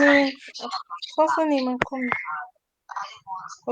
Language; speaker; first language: Korean; non-native, learner; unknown